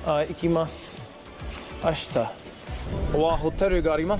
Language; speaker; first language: Japanese; non-native, learner; English